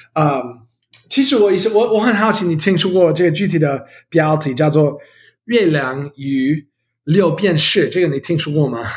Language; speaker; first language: Chinese; non-native, learner; English